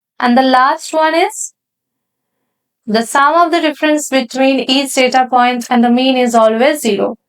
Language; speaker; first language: English; non-native, local second language; Bangla